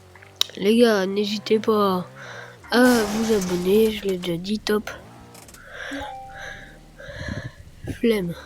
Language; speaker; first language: French; native; French